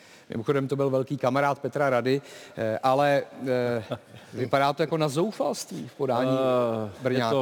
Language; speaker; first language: Czech; native; Czech